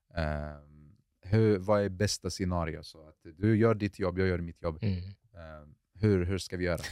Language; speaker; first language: Swedish; early bilingual, other home language; Arabic